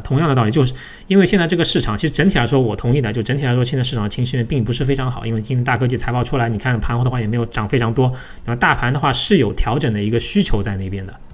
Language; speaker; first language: Chinese; native; Chinese